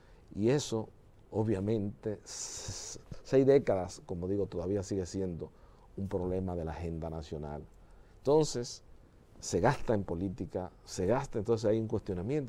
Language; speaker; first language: Spanish; native; Spanish